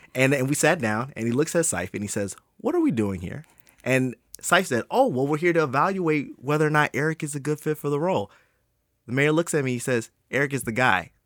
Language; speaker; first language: English; native; English